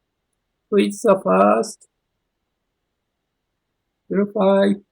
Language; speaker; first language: English; non-native, learner; Japanese